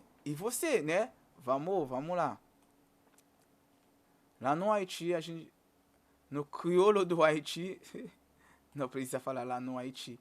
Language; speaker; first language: Portuguese; non-native, fluent; Haitian Creole